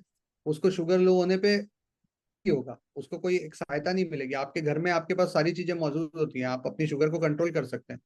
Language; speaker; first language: Hindi; native; Hindi